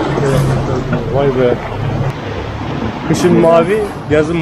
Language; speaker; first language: Turkish; native; Turkish